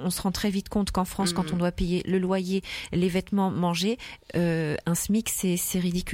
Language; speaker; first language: French; native; French